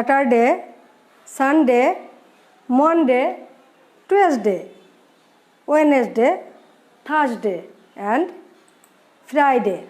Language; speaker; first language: English; non-native, learner; Bangla